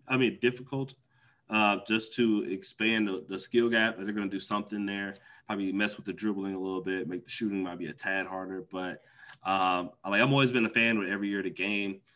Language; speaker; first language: English; native; English